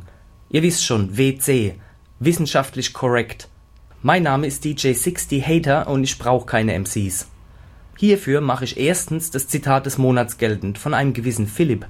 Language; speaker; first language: German; native; German